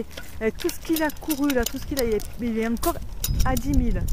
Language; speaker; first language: French; native; French